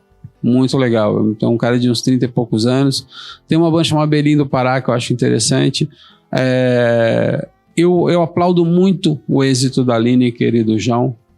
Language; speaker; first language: Portuguese; native; Portuguese